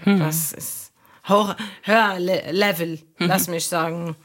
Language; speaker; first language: German; non-native, fluent; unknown